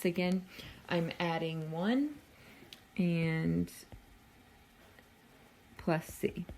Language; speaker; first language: English; native; English